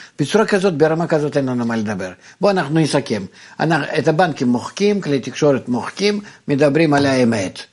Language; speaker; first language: Hebrew; non-native, fluent; Russian